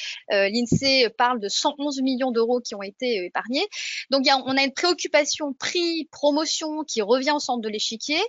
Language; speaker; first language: French; native; French